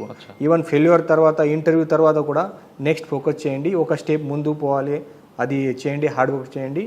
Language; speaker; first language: Telugu; non-native, fluent; Marathi